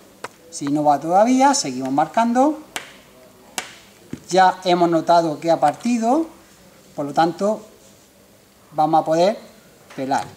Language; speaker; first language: Spanish; native; Spanish